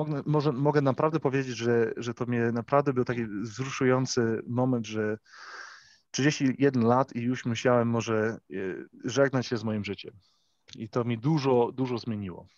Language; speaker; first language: Polish; early bilingual, heritage; English